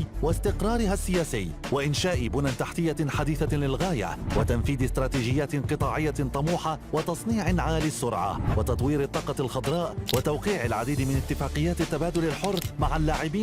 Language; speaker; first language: Arabic; native; Arabic